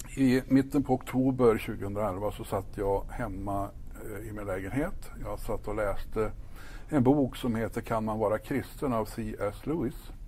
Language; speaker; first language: Swedish; native; Swedish